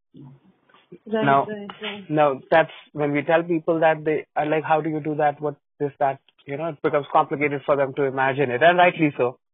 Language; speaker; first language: English; non-native, local second language; Hindi